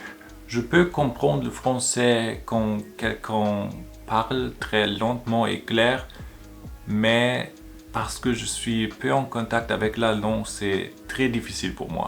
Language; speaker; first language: French; non-native, learner; German